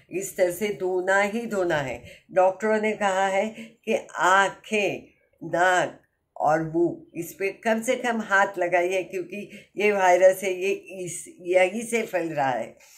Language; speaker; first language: Hindi; non-native, local second language; Marathi